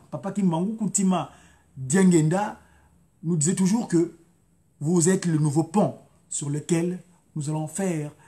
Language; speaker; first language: French; non-native, local second language; Lingala